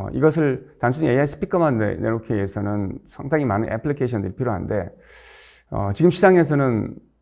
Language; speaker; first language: Korean; native; Korean